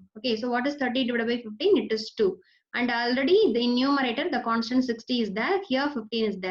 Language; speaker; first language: English; non-native, local second language; Tamil